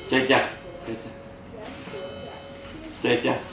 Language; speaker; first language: Chinese; non-native, local second language; Min Nan Chinese